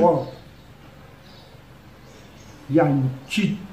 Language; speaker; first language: French; non-native, learner; Morisyen